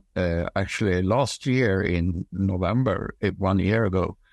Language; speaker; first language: English; non-native, fluent; Swedish